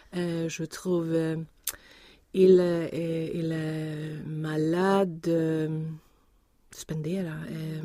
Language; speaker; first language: French; non-native, learner; Swedish